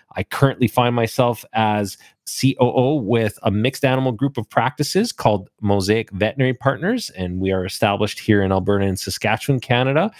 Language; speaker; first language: English; native; English